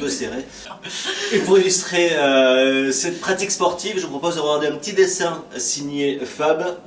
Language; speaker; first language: French; native; French